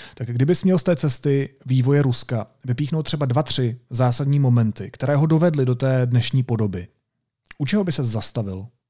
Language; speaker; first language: Czech; native; Czech